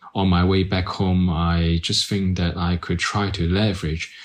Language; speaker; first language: English; non-native, local second language; Cantonese